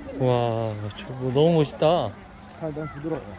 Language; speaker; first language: Korean; native; Korean